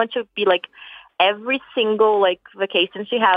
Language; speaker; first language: English; non-native, fluent; Portuguese